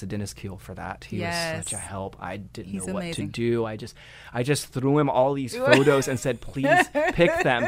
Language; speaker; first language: English; native; English